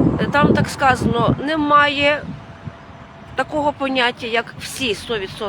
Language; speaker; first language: Ukrainian; non-native, fluent; Latvian